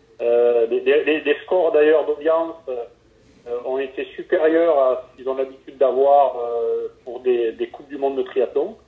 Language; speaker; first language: French; native; French